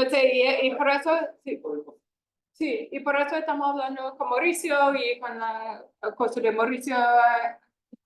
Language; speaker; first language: Spanish; non-native, fluent; English